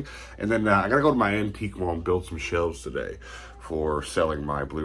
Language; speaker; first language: English; native; English